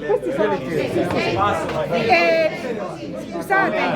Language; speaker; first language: Italian; native; Italian